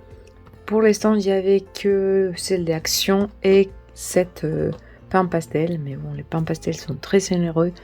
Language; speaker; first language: French; non-native, learner; Spanish